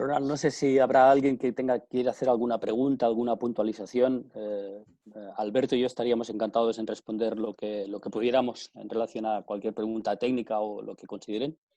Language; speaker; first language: Spanish; native; Spanish